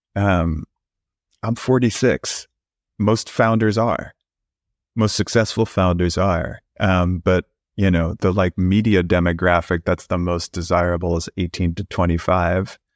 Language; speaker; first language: English; native; English